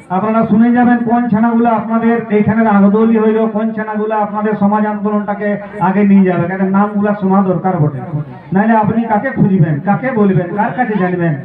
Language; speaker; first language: Bangla; native; Bangla